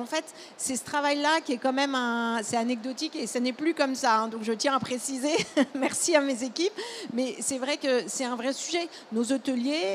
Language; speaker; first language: French; native; French